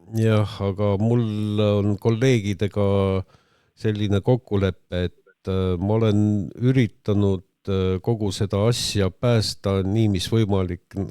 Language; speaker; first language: Estonian; non-native, local second language; Russian